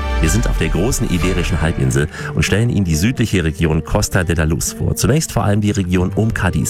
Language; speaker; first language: German; native; German